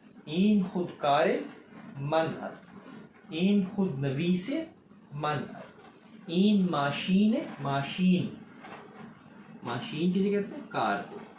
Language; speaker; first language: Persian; non-native, fluent; Urdu